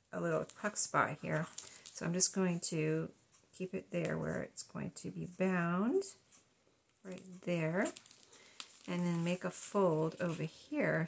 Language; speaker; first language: English; native; English